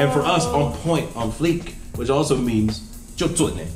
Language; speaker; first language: English; native; English